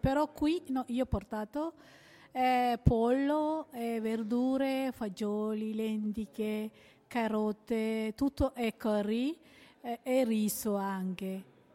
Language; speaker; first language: Italian; non-native, learner; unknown